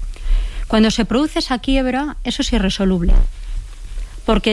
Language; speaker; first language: Spanish; native; Spanish